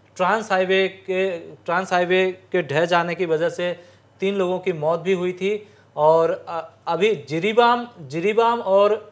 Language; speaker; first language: Hindi; native; Hindi